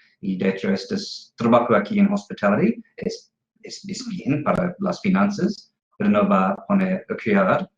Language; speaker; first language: Spanish; non-native, fluent; English